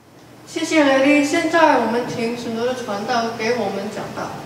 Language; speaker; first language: Chinese; non-native, learner; Indonesian